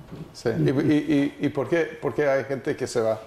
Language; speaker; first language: Spanish; non-native, fluent; English